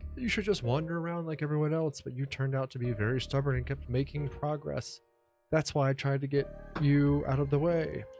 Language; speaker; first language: English; native; English